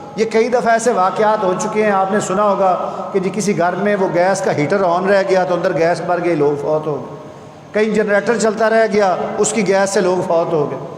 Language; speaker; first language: Urdu; non-native, local second language; Punjabi